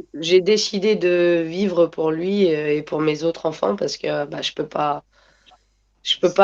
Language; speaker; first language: French; native; French